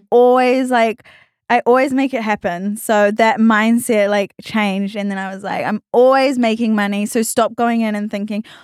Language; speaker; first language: English; native; English